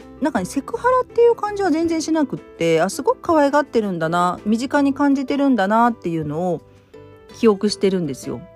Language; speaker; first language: Japanese; native; Japanese